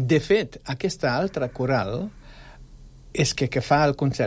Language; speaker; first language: Catalan; non-native, fluent; Polish